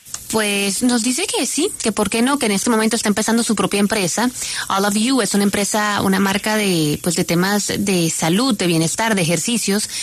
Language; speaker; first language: Spanish; native; Spanish